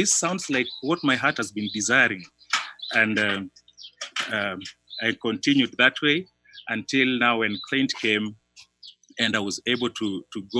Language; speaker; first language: English; non-native, local second language; Luo (Kenya and Tanzania)